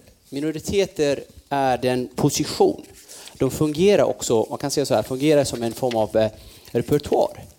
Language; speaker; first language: Swedish; non-native, fluent; Kurdish